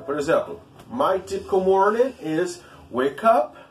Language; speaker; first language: English; non-native, fluent; Portuguese